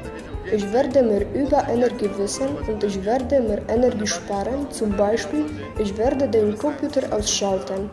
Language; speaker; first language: German; non-native, learner; Polish